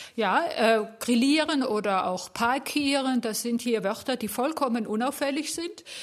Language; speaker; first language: German; native; German